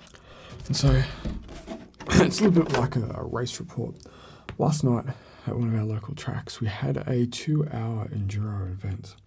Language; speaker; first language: English; native; English